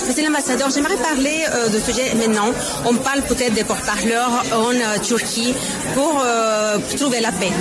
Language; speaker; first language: French; non-native, learner; Spanish